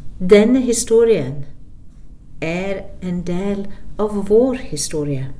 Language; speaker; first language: Norwegian; non-native, fluent; English